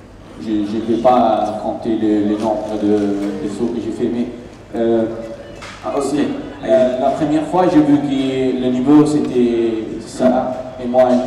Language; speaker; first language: French; non-native, learner; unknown